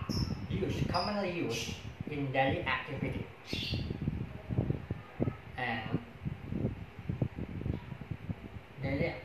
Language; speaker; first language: English; non-native, learner; Indonesian